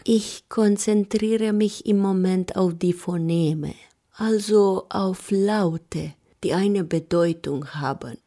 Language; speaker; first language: German; non-native, fluent; Romanian